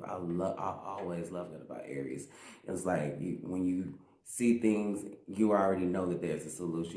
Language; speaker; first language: English; native; English